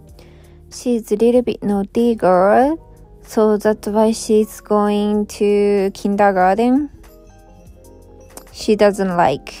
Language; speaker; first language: English; non-native, learner; Japanese